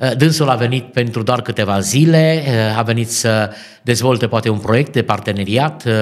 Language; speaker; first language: Romanian; native; Romanian